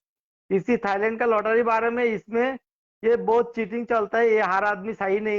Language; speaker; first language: Hindi; non-native, learner; Bangla